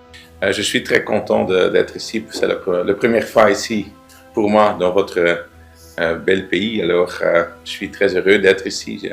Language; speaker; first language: French; non-native, local second language; Dutch